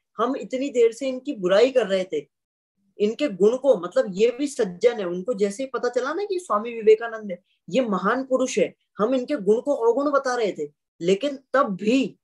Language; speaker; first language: Hindi; native; Hindi